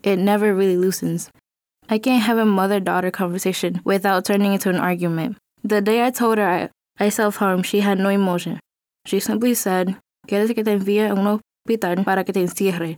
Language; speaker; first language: English; early bilingual, other home language; Spanish